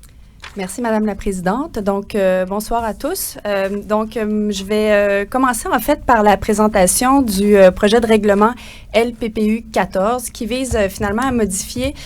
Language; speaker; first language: French; native; French